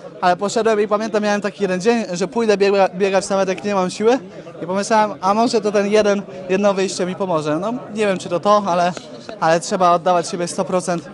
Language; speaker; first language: Polish; native; Polish